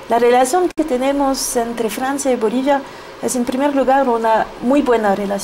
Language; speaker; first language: Spanish; non-native, fluent; French